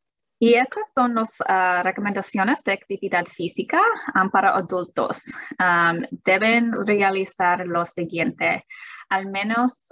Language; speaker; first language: Spanish; early bilingual, heritage; English